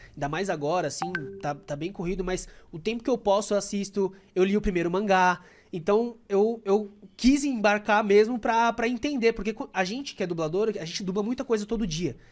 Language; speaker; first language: Portuguese; native; Portuguese